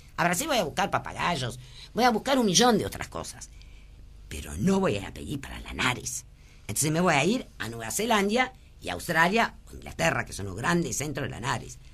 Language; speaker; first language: Spanish; early bilingual, other home language; French